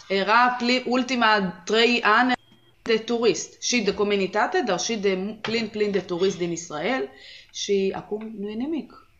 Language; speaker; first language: Romanian; non-native, learner; Hebrew